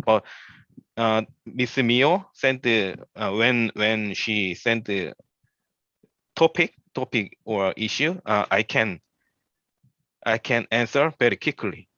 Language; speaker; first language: English; non-native, learner; Korean